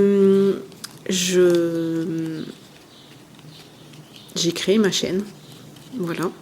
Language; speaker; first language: French; native; French